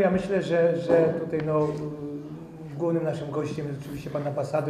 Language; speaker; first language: Polish; native; Polish